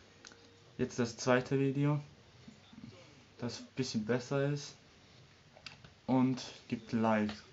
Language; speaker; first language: German; early bilingual, other home language; Serbian